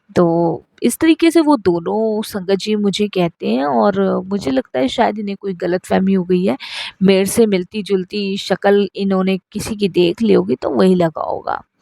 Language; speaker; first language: Hindi; native; Hindi